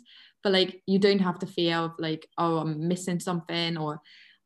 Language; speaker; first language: English; non-native, fluent; German